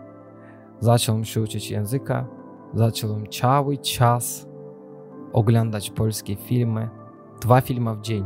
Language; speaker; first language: Polish; non-native, learner; Azerbaijani